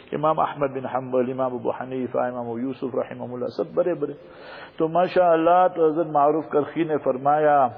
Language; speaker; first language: Urdu; early bilingual, heritage; Urdu